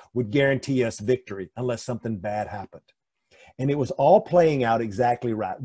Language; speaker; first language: English; native; English